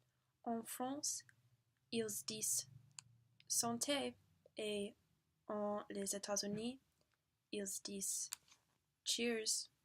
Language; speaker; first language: French; non-native, learner; English